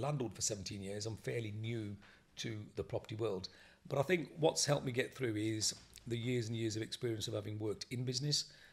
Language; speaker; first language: English; native; English